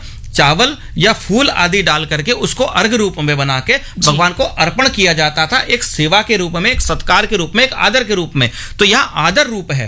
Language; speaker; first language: Hindi; native; Hindi